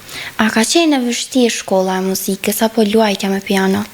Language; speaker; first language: Albanian; native; Albanian